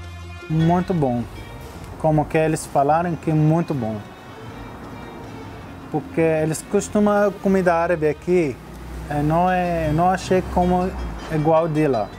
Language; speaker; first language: Portuguese; non-native, learner; Arabic